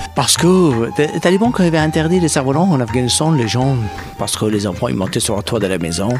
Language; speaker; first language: French; non-native, fluent; Persian